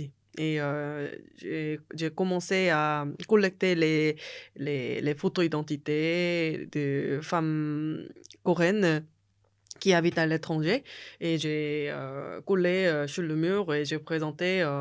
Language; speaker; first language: French; non-native, fluent; Korean